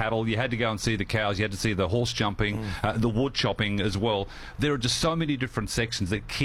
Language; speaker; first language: English; native; English